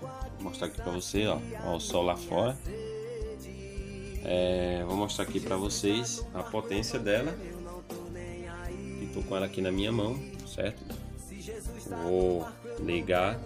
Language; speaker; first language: Portuguese; native; Portuguese